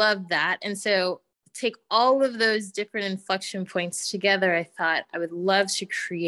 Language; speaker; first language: English; native; English